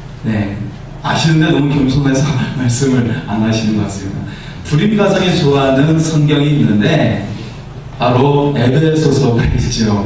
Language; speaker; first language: Korean; native; Korean